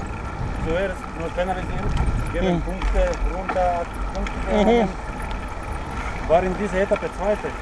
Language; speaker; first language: German; non-native, learner; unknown